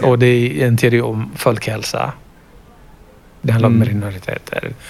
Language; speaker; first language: Swedish; non-native, fluent; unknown